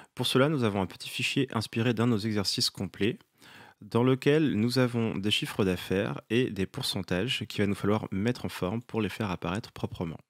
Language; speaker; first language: French; native; French